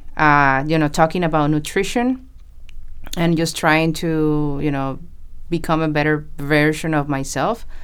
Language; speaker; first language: English; non-native, fluent; Spanish